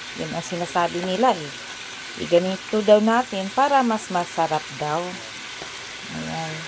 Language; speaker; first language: Filipino; non-native, local second language; Cebuano